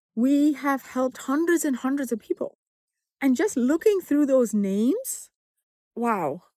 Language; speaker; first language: English; non-native, local second language; Tamil